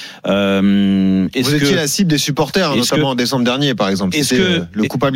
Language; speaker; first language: French; native; French